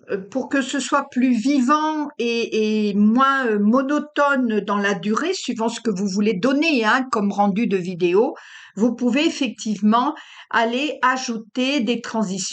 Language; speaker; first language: French; native; French